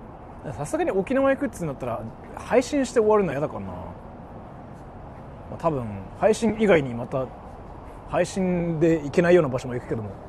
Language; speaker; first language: Japanese; native; Japanese